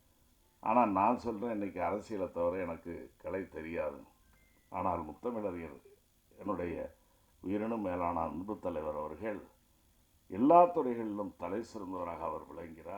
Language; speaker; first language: Tamil; native; Tamil